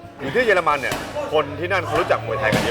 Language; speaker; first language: Thai; native; Thai